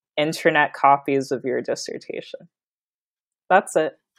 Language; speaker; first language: English; native; English